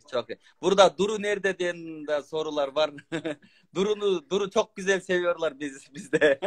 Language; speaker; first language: Turkish; non-native, learner; Kyrgyz